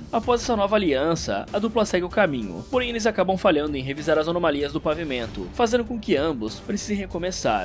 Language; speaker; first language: Portuguese; native; Portuguese